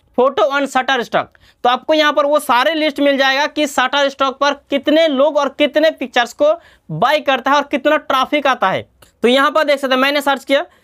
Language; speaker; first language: Hindi; native; Hindi